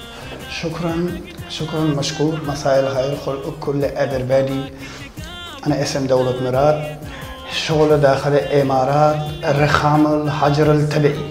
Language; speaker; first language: Arabic; non-native, learner; Persian